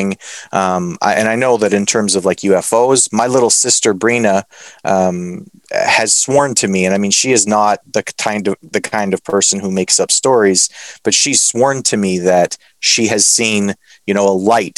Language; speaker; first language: English; native; English